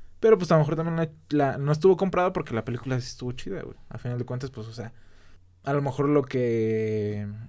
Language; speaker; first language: Spanish; native; Spanish